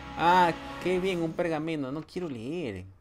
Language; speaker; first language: Spanish; native; Spanish